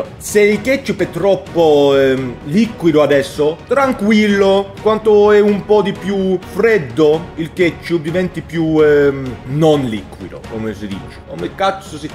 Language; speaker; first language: Italian; non-native, learner; Swedish